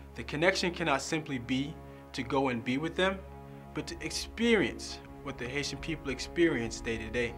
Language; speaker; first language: English; native; English